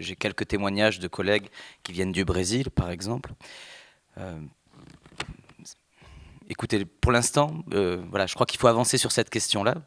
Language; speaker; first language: French; native; French